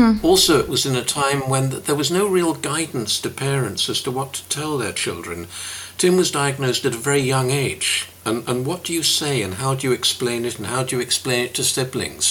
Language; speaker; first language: English; native; English